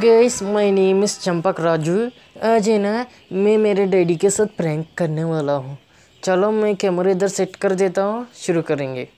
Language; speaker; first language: Hindi; native; Hindi